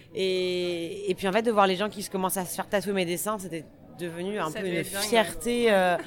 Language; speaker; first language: French; native; French